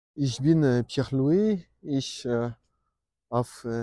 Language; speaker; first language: German; non-native, learner; French